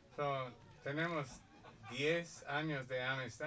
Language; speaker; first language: Spanish; non-native, learner; English